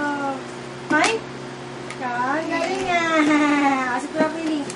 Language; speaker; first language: Filipino; native; Filipino